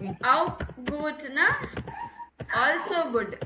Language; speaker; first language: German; non-native, fluent; Tamil